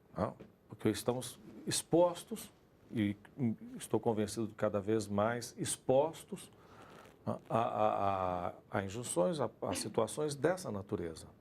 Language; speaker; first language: Portuguese; native; Portuguese